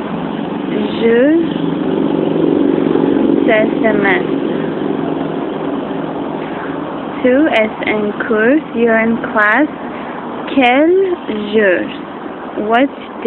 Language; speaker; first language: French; non-native, fluent; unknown